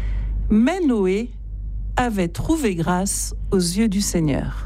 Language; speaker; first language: French; native; French